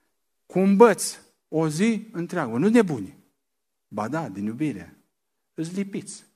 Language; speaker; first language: Romanian; native; Romanian